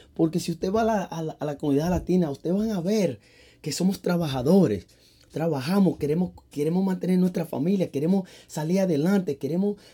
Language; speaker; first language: Spanish; early bilingual, heritage; Spanish